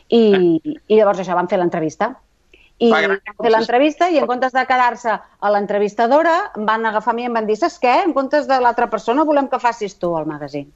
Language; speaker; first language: Catalan; native; Catalan